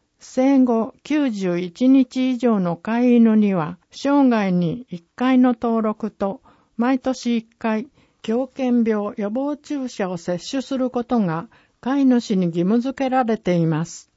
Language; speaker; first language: Japanese; native; Japanese